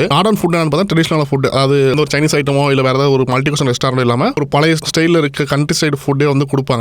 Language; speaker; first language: Tamil; native; Tamil